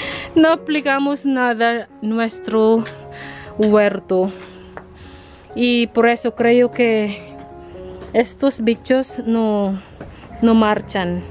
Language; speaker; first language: Spanish; non-native, learner; Filipino